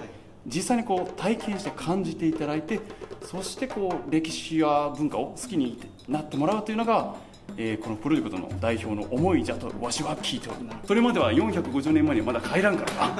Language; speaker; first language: Japanese; native; Japanese